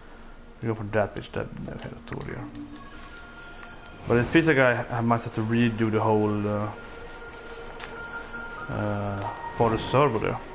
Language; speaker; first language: English; non-native, fluent; Swedish